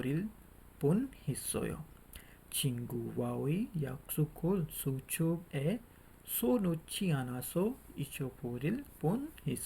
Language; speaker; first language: Korean; non-native, learner; Urdu